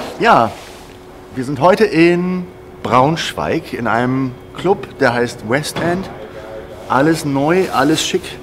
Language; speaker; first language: German; native; German